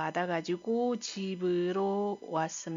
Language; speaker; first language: Korean; non-native, fluent; Iloko